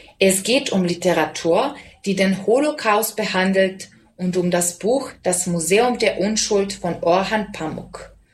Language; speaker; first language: German; non-native, fluent; Serbian